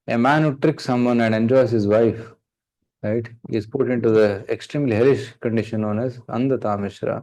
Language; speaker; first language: English; non-native, local second language; Kannada